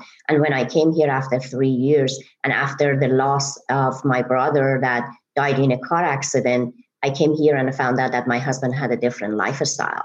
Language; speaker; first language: English; non-native, fluent; Persian